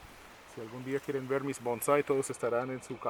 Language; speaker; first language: Spanish; native; Spanish